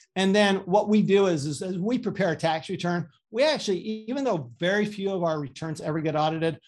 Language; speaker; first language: English; native; English